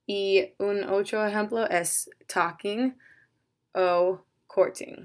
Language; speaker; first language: Spanish; non-native, learner; English